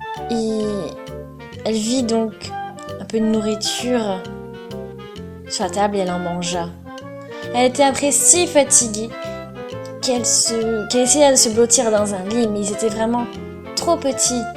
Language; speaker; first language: French; non-native, fluent; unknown